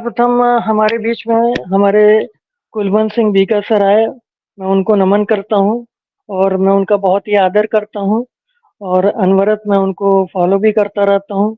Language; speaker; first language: Hindi; native; Hindi